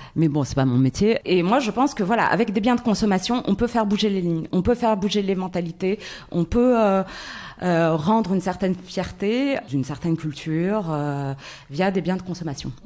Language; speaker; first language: French; non-native, local second language; Arabic